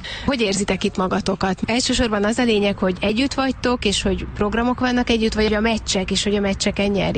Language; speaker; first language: Hungarian; native; Hungarian